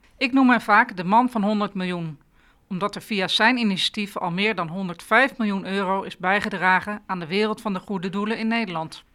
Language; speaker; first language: Dutch; native; Dutch